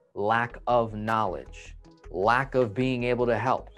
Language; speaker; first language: English; native; English